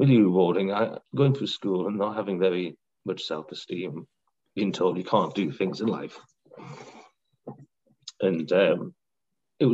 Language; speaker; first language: English; native; English